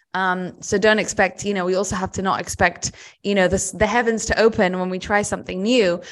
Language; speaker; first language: English; native; English